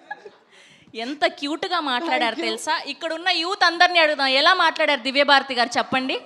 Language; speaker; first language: Telugu; native; Telugu